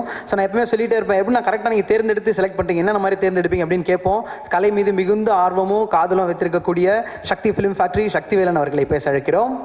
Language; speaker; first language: Tamil; native; Tamil